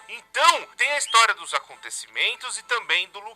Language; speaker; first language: Portuguese; native; Portuguese